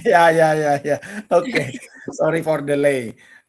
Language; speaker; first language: English; non-native, learner; Indonesian